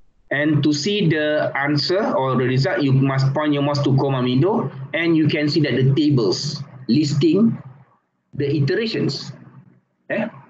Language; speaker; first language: English; non-native, local second language; Malay